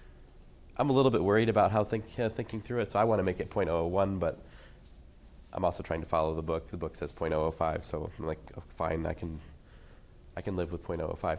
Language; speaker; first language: English; native; English